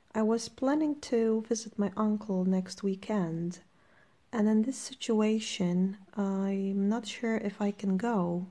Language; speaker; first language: English; non-native, fluent; Polish